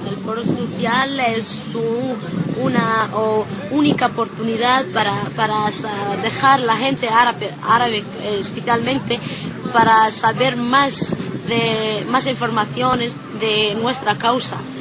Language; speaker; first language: Spanish; non-native, learner; Arabic